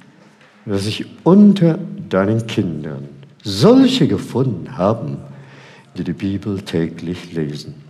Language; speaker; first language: German; non-native, fluent; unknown